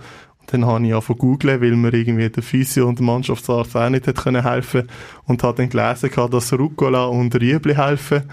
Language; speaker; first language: German; native; German